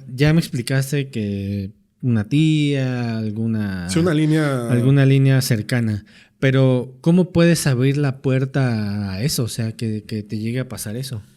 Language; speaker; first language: Spanish; native; Spanish